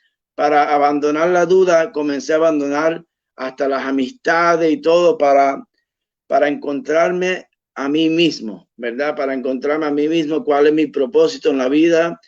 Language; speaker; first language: Spanish; early bilingual, heritage; Spanish